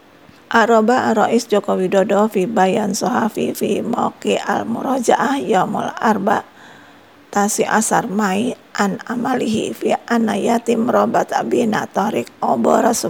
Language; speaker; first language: Arabic; non-native, fluent; Indonesian